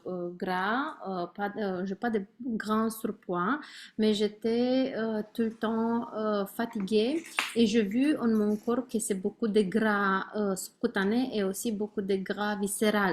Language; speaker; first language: French; non-native, learner; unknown